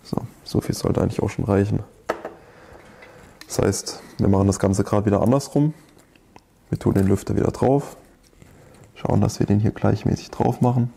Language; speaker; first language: German; native; German